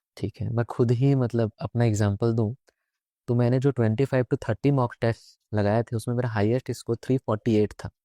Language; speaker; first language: Hindi; native; Hindi